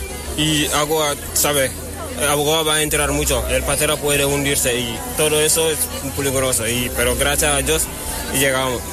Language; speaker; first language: Spanish; non-native, learner; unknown